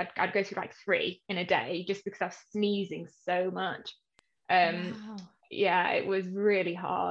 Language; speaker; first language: English; native; English